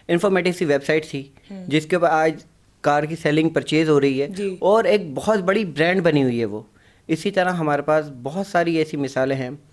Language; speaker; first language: Urdu; native; Urdu